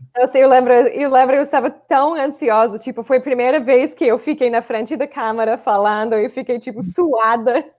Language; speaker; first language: Portuguese; non-native, fluent; English